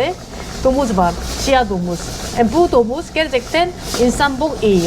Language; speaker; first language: Turkish; non-native, learner; Korean